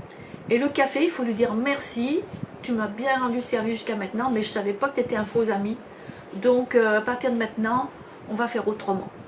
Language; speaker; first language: French; native; French